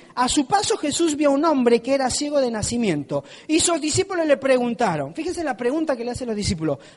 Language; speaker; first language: Spanish; native; Spanish